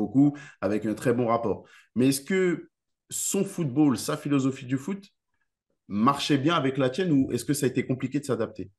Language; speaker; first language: French; native; French